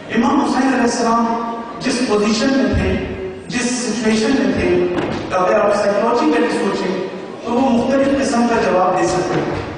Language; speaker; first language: Urdu; native; Urdu